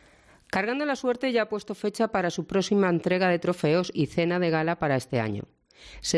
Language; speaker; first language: Spanish; native; Spanish